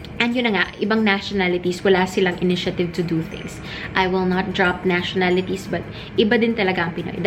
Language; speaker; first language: Filipino; non-native, local second language; Cebuano